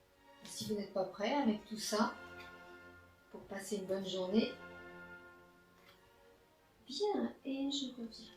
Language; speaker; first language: French; native; French